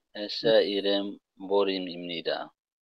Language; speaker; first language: Korean; non-native, learner; Tetum